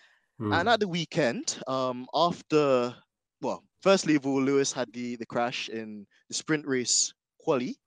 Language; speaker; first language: English; native; English